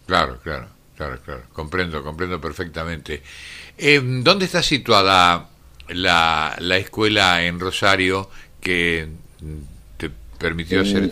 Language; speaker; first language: Spanish; native; Spanish